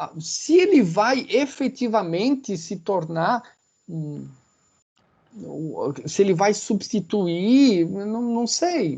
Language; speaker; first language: Portuguese; native; Portuguese